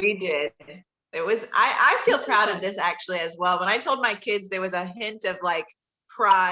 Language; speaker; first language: English; native; English